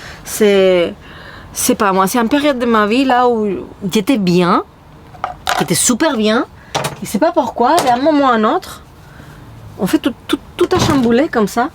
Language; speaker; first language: French; non-native, fluent; Spanish